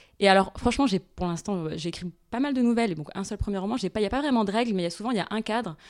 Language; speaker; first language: French; non-native, local second language; Arabic